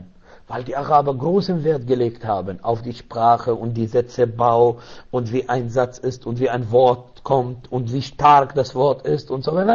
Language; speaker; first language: German; non-native, learner; Arabic